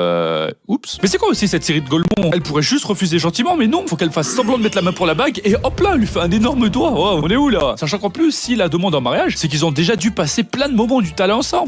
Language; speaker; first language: French; native; French